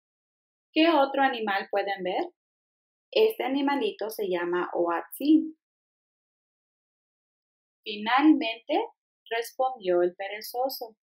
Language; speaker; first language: Spanish; early bilingual, heritage; Spanish